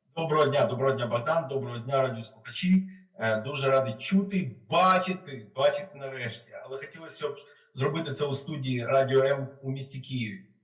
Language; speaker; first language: Ukrainian; non-native, local second language; Russian